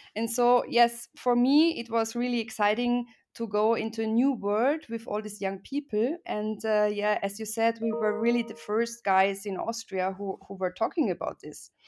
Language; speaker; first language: English; non-native, fluent; German